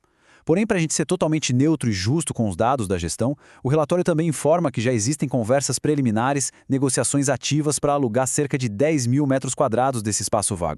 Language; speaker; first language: Portuguese; native; Portuguese